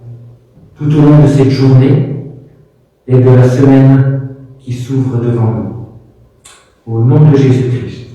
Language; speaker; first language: French; native; French